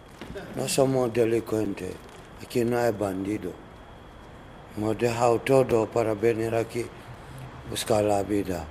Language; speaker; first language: Spanish; non-native, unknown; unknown